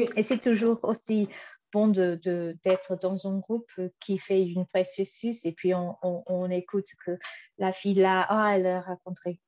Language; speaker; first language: French; non-native, fluent; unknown